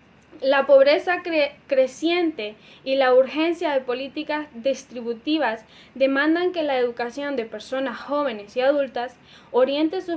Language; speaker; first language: Spanish; native; Spanish